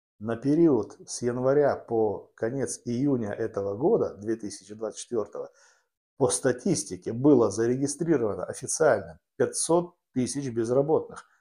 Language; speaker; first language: Russian; native; Russian